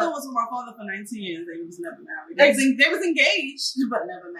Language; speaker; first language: English; native; English